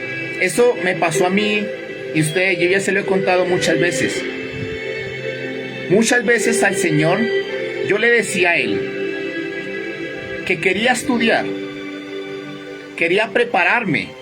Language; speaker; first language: Spanish; native; Spanish